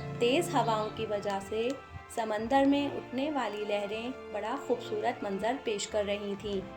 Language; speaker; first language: Urdu; non-native, local second language; Pahari-Potwari